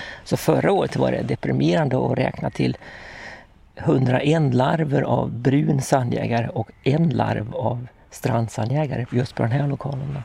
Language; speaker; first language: Swedish; native; Swedish